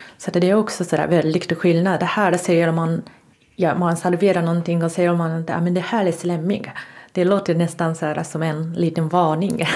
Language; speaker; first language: Swedish; non-native, fluent; Japanese